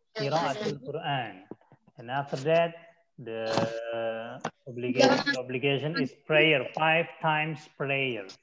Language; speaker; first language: English; non-native, learner; Indonesian